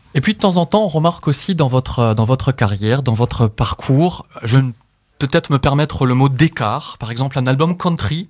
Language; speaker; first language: French; native; French